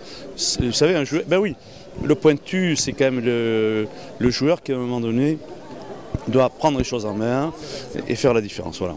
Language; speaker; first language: French; native; French